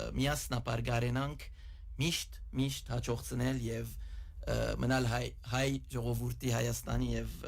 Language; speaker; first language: Armenian; native; Armenian